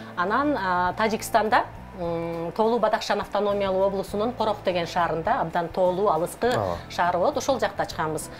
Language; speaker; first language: Kyrgyz; native; Kyrgyz